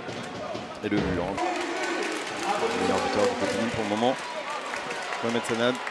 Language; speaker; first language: French; native; French